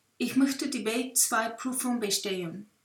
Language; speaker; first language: German; non-native, learner; English